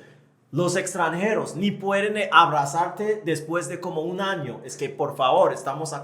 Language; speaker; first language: Spanish; non-native, fluent; English